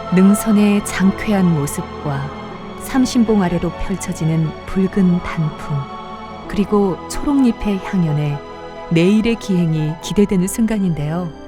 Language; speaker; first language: Korean; native; Korean